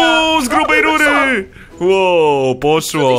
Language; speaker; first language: Polish; native; Polish